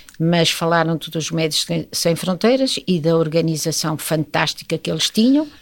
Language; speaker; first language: Portuguese; native; Portuguese